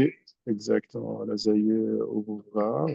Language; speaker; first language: French; non-native, fluent; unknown